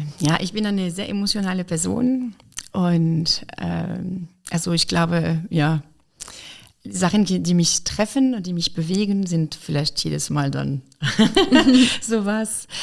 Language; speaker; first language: German; non-native, fluent; French